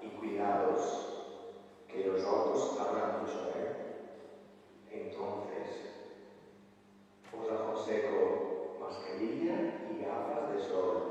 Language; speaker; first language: Spanish; non-native, fluent; Italian